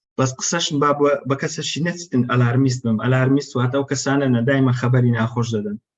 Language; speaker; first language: Central Kurdish; non-native, local second language; Kurdish